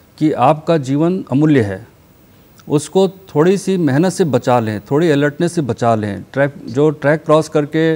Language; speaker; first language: Hindi; native; Hindi